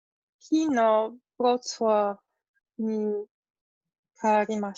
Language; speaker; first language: Japanese; non-native, learner; Polish